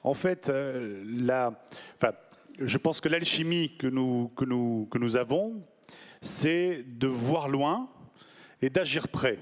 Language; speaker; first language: French; native; French